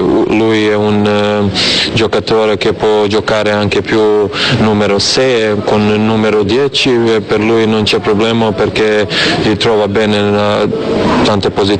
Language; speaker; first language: Italian; non-native, fluent; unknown